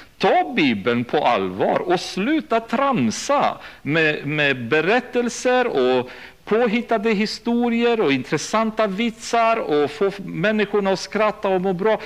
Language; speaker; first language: Swedish; native; Swedish